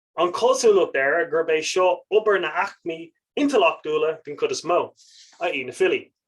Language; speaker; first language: Irish; non-native, local second language; English